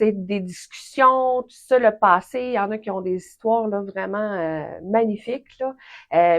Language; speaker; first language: French; native; French